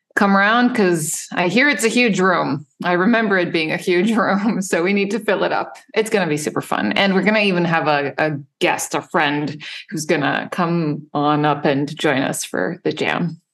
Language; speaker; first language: English; non-native, fluent; Serbian